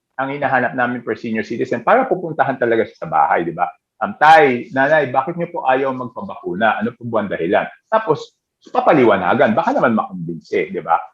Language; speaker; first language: Filipino; native; Filipino